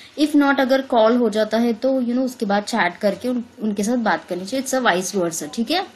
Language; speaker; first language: Hindi; native; Hindi